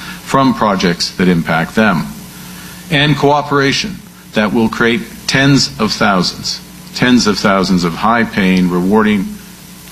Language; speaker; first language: English; native; English